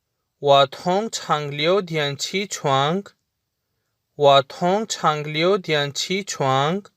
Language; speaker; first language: Chinese; non-native, fluent; Urdu